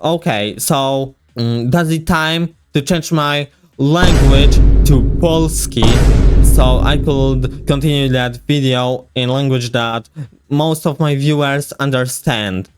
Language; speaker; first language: English; non-native, learner; Polish